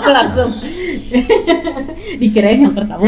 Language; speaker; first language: Indonesian; native; Indonesian